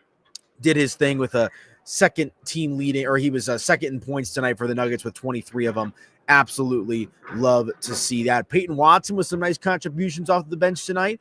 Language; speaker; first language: English; native; English